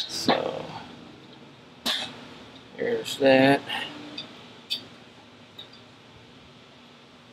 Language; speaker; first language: English; native; English